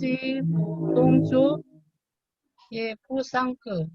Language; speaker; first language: Chinese; non-native, learner; Indonesian